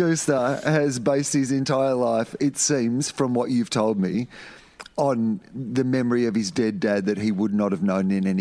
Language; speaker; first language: English; native; English